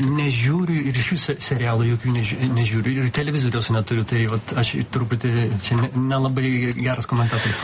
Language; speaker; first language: Lithuanian; non-native, local second language; Russian